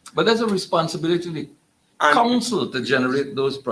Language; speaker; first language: English; native; English